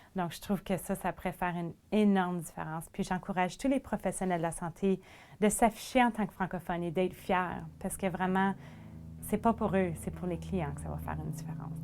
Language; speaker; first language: French; native; French